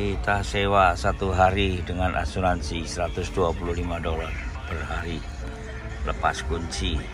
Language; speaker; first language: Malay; non-native, local second language; Javanese